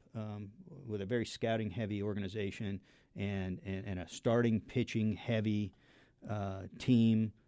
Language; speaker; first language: English; native; English